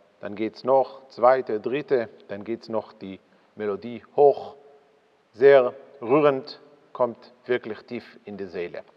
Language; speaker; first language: German; non-native, fluent; Hebrew